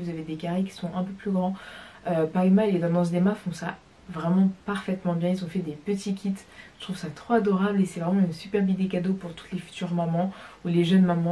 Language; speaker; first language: French; native; French